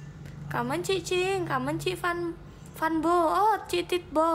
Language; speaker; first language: Vietnamese; non-native, learner; Indonesian